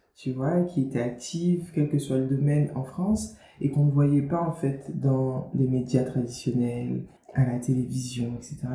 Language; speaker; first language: French; native; French